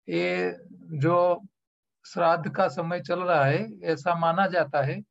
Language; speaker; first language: Hindi; non-native, local second language; Gujarati